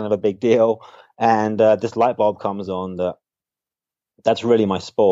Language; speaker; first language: English; native; English